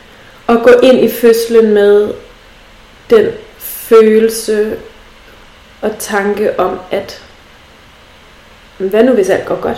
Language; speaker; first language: Danish; native; Danish